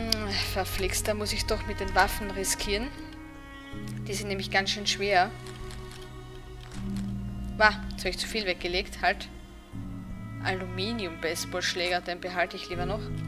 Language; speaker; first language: German; native; German